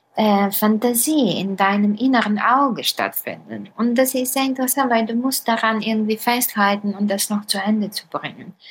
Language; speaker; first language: German; non-native, fluent; Bulgarian